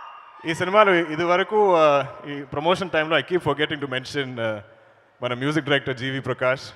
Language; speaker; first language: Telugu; non-native, learner; Malayalam